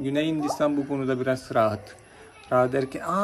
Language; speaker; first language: Turkish; non-native, fluent; Malayalam